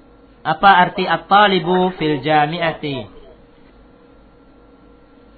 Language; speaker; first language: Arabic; non-native, fluent; Indonesian